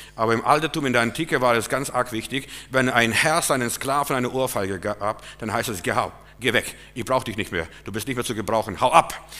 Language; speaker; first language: German; non-native, fluent; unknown